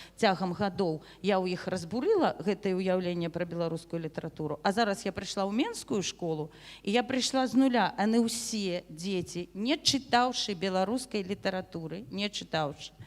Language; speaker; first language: Belarusian; non-native, local second language; Russian